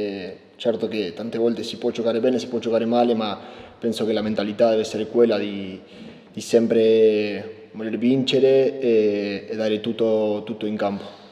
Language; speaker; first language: Italian; non-native, learner; Spanish